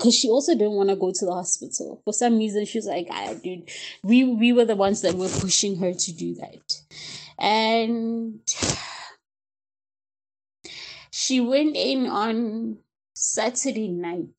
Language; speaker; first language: English; non-native, local second language; Tswana